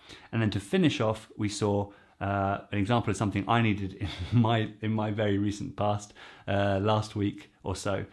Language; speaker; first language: English; native; English